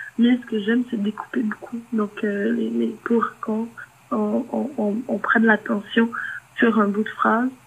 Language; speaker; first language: French; non-native, local second language; Innu-aimun